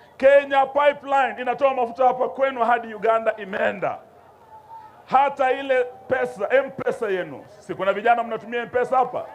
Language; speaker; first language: Swahili; non-native, local second language; Luyia